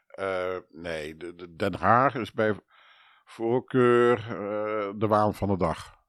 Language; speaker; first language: Dutch; native; Dutch